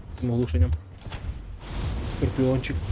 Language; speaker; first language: Ukrainian; native; Ukrainian